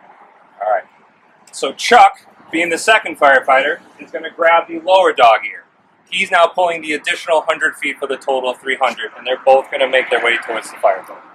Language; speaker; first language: English; native; English